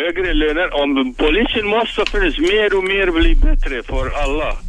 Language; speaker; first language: Swedish; non-native, learner; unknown